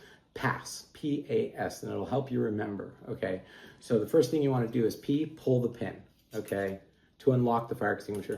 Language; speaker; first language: English; native; English